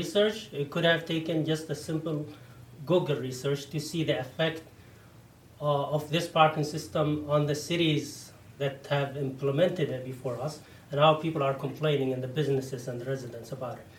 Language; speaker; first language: English; non-native, fluent; Arabic